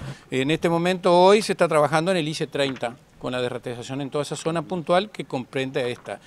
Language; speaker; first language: Spanish; native; Spanish